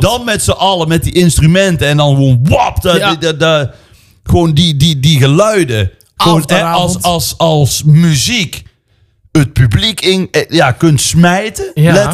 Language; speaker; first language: Dutch; native; Dutch